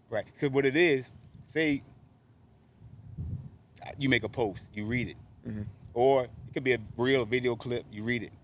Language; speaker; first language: English; native; English